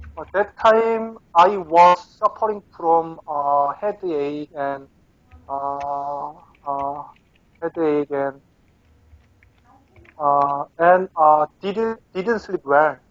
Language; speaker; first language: English; non-native, learner; Korean